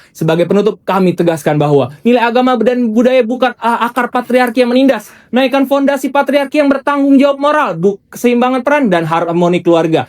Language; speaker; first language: Indonesian; native; Indonesian